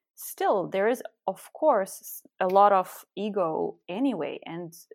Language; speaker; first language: English; non-native, fluent; Lithuanian